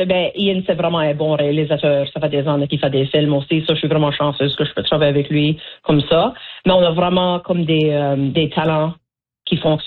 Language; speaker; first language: French; native; French